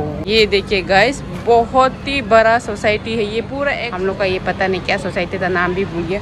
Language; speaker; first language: Hindi; non-native, local second language; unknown